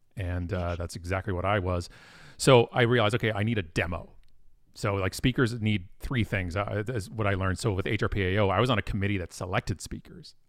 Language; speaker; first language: English; native; English